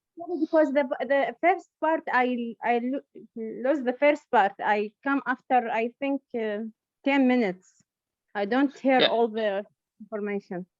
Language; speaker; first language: English; non-native, learner; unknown